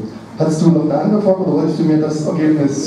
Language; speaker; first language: German; native; German